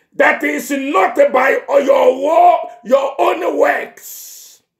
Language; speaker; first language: English; non-native, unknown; Ewe